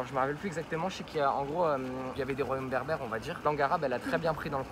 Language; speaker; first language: French; native; French